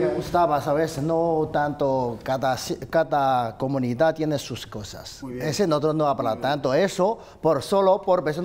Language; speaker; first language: Spanish; non-native, learner; Chinese